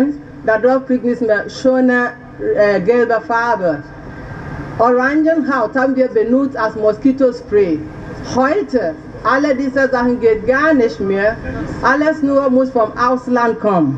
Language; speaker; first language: German; non-native, fluent; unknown